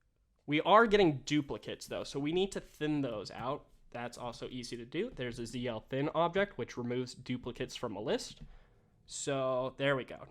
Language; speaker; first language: English; native; English